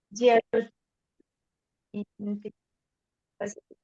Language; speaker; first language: French; non-native, learner; Portuguese